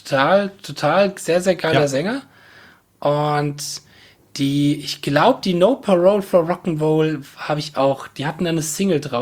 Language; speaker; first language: German; native; German